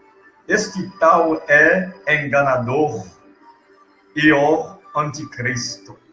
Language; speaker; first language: Portuguese; non-native, learner; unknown